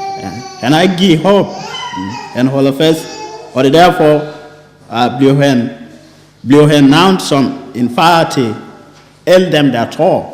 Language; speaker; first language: Danish; non-native, fluent; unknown